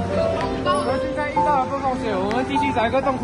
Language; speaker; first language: Chinese; native; Chinese